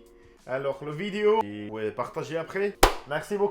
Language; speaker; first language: French; non-native, learner; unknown